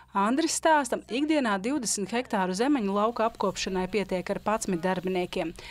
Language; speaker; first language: Latvian; native; Latvian